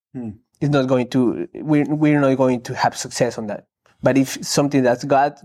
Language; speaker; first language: English; non-native, fluent; Spanish